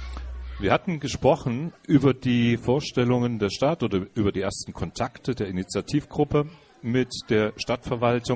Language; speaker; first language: German; native; German